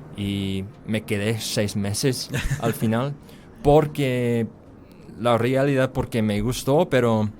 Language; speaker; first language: Spanish; non-native, fluent; English